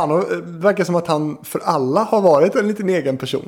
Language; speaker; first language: Swedish; native; Swedish